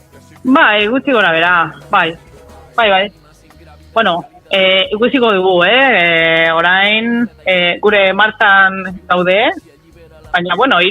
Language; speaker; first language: Basque; non-native, local second language; Spanish